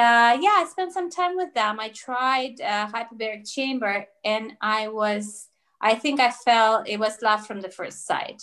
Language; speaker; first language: English; non-native, fluent; Russian